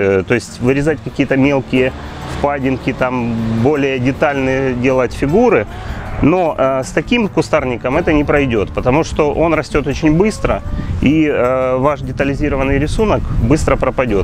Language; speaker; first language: Russian; native; Russian